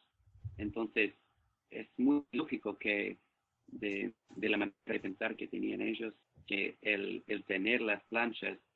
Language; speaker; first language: Spanish; non-native, fluent; English